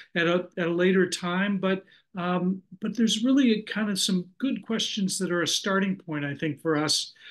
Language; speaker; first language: English; native; English